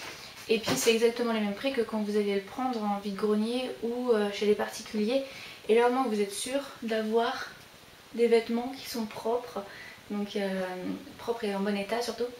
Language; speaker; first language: French; native; French